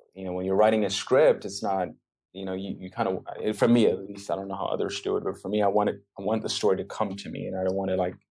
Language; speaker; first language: English; native; English